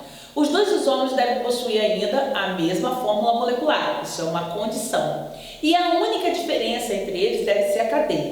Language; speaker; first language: Portuguese; native; Portuguese